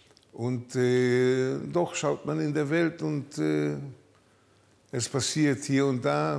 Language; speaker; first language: German; early bilingual, heritage; German